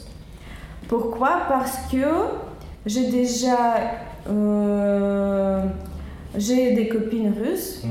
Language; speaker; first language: French; non-native, learner; Russian